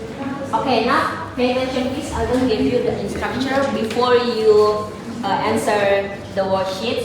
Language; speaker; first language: English; non-native, learner; Indonesian